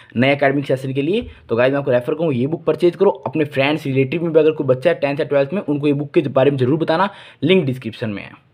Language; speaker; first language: Hindi; native; Hindi